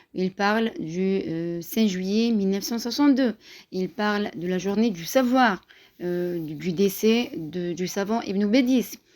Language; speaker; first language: French; non-native, local second language; Arabic